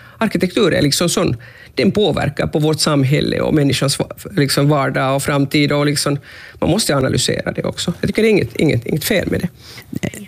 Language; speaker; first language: Swedish; non-native, local second language; Finnish